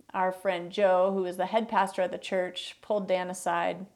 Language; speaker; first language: English; native; English